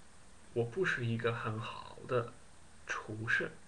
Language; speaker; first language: Chinese; non-native, learner; Dutch